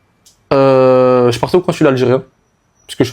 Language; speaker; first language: French; native; French